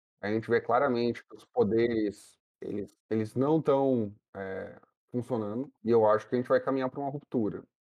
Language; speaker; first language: Portuguese; native; Portuguese